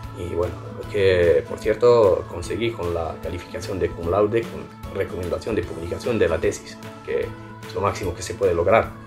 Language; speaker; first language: Spanish; non-native, fluent; Arabic